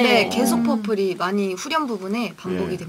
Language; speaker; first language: Korean; native; Korean